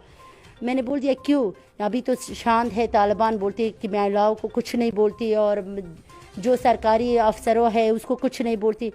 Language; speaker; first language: Hindi; non-native, fluent; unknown